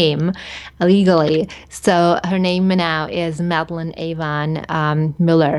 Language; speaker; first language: English; early bilingual, other home language; Hungarian